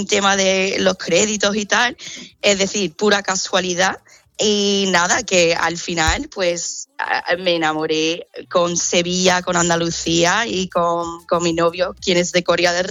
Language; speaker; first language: Spanish; non-native, fluent; English